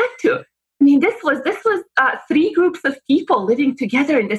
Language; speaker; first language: English; non-native, fluent; Bosnian